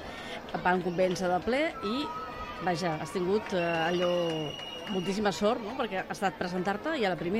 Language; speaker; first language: Catalan; native; Catalan